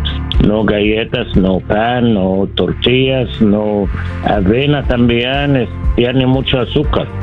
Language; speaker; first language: Spanish; non-native, learner; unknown